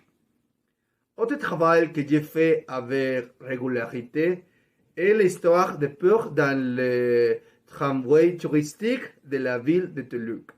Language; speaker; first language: French; non-native, learner; Spanish